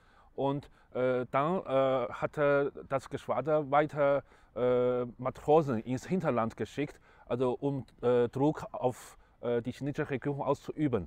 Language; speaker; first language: German; non-native, fluent; Chinese